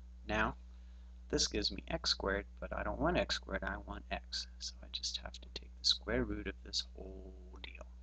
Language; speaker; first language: English; native; English